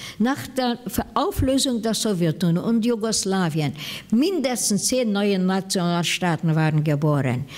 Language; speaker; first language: German; non-native, fluent; Hungarian